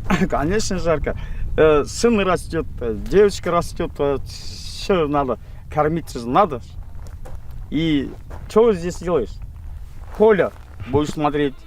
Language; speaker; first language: Russian; non-native, local second language; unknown